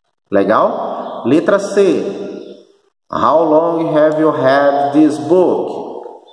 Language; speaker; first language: English; non-native, fluent; Portuguese